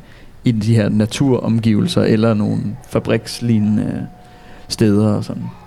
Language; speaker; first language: Danish; native; Danish